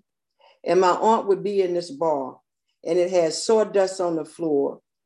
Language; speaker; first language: English; native; English